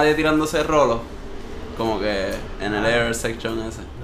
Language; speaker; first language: Spanish; native; Spanish